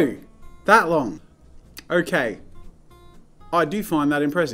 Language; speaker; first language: English; native; English